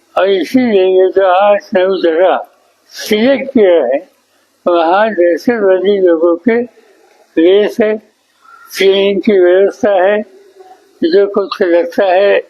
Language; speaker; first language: Hindi; non-native, local second language; Marathi